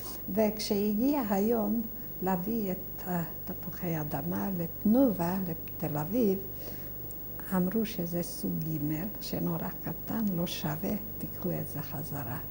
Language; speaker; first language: Hebrew; non-native, fluent; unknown